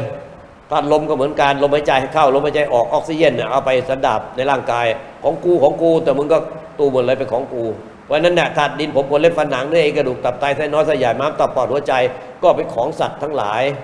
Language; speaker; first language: Thai; native; Thai